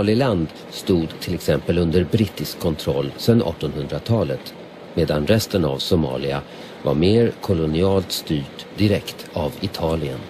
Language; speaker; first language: Swedish; native; Swedish